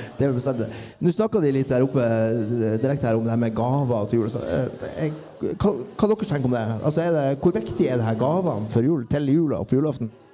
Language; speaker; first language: Norwegian; native; Norwegian